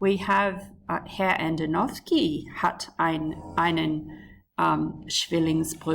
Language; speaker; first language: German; non-native, fluent; English